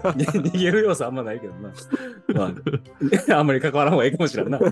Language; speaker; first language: Japanese; native; Japanese